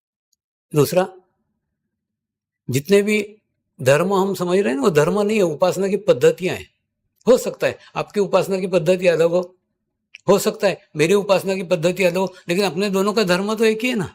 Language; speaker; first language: Hindi; native; Hindi